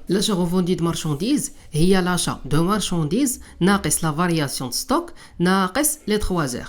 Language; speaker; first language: Arabic; native; Arabic